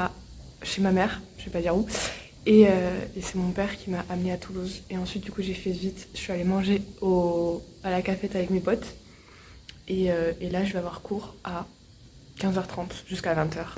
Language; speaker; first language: French; native; French